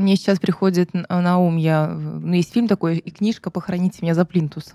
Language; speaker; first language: Russian; native; Russian